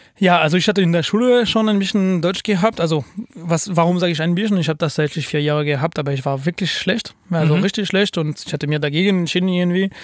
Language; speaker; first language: German; non-native, fluent; French